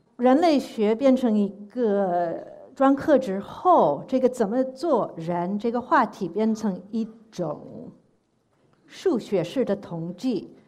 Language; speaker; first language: Chinese; non-native, fluent; English